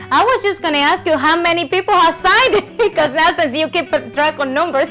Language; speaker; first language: English; non-native, fluent; Spanish